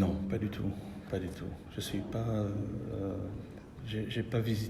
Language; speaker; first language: French; non-native, local second language; Dutch